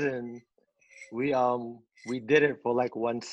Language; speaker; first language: English; non-native, local second language; Filipino